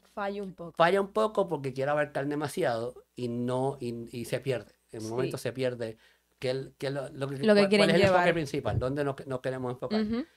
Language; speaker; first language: Spanish; native; Spanish